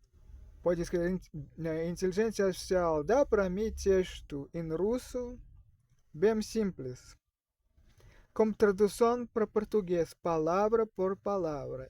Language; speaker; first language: Portuguese; non-native, fluent; Russian